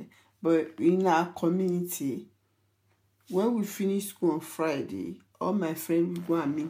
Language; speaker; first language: English; non-native, local second language; Yoruba